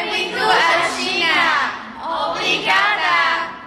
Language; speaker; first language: Portuguese; non-native, learner; Chinese